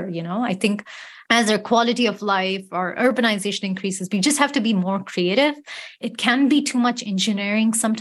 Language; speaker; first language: English; non-native, local second language; Tamil